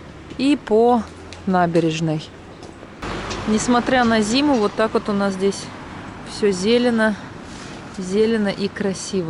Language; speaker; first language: Russian; native; Russian